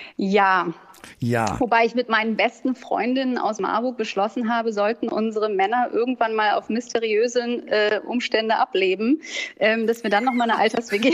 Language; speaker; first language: German; native; German